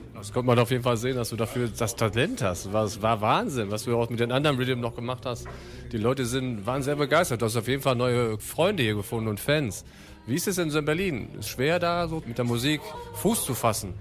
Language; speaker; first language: German; native; German